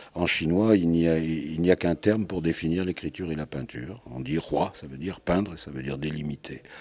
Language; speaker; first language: French; native; French